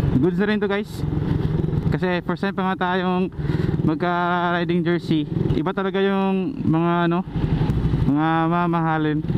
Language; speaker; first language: Filipino; non-native, local second language; Cebuano